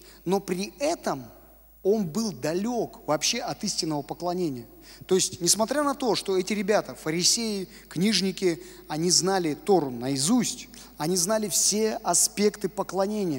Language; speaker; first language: Russian; native; Russian